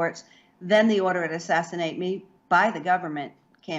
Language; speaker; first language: English; native; English